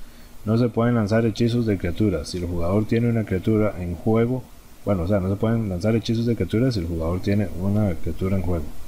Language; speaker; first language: Spanish; native; Spanish